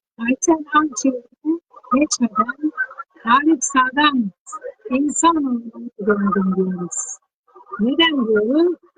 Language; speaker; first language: Turkish; native; Turkish